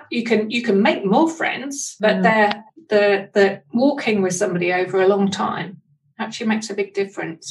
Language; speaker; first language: English; native; English